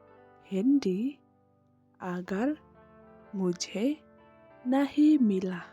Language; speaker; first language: Hindi; non-native, local second language; Khasi